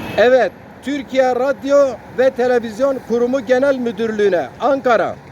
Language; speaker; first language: Turkish; non-native, local second language; Zaza